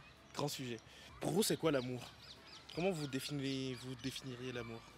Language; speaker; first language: French; native; French